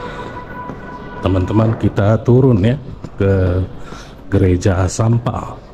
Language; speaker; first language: Indonesian; native; Indonesian